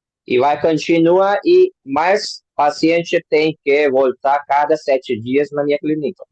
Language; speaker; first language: Portuguese; non-native, learner; Hindi